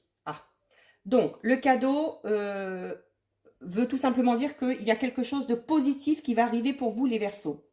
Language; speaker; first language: French; native; French